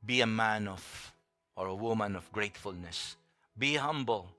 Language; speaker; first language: English; non-native, local second language; Filipino